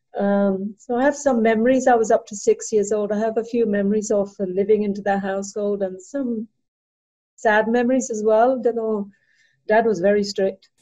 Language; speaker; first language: English; early bilingual, other home language; Punjabi